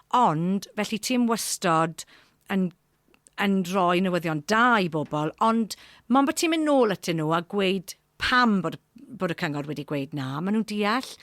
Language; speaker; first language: Welsh; non-native, local second language; English